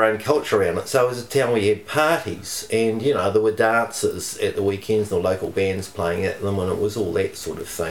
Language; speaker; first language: English; native; English